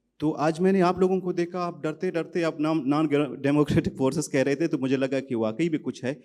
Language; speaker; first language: Urdu; non-native, local second language; Baluchi